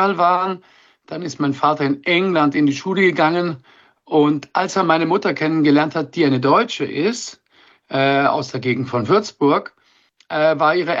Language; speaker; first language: German; native; German